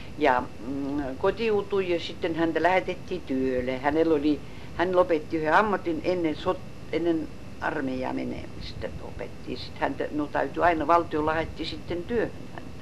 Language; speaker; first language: Finnish; native; Finnish